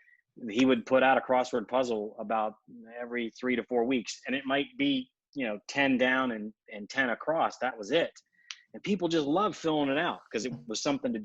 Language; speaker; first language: English; native; English